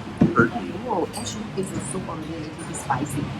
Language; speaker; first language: English; non-native, learner; Thai